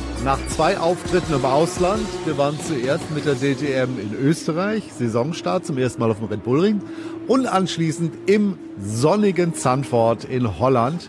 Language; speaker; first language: German; native; German